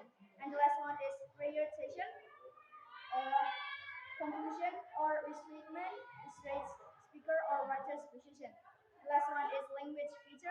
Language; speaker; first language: English; non-native, learner; Indonesian